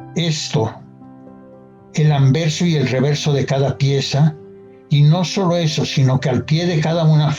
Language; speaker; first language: Spanish; native; Spanish